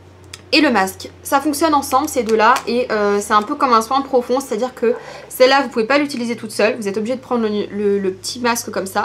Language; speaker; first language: French; native; French